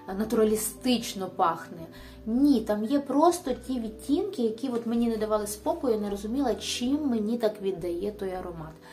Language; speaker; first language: Ukrainian; native; Ukrainian